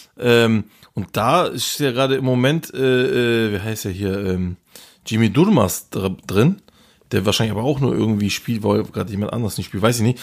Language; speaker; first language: German; early bilingual, other home language; Turkish